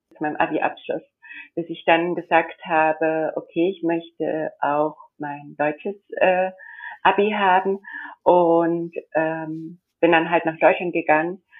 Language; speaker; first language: German; early bilingual, heritage; German